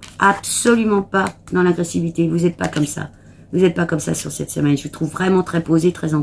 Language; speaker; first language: French; native; French